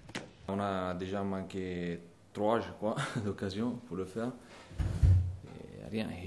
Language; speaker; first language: French; non-native, fluent; Italian